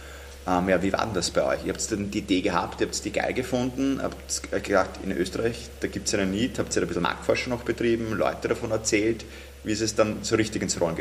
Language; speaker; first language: German; native; German